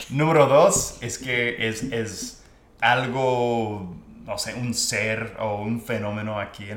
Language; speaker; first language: Spanish; non-native, fluent; English